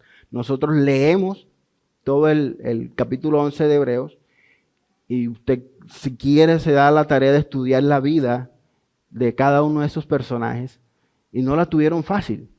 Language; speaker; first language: Spanish; native; Spanish